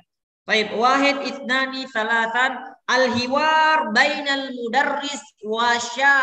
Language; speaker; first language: Arabic; non-native, fluent; Indonesian